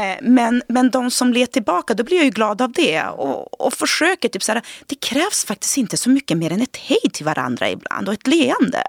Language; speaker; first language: Swedish; early bilingual, other home language; Portuguese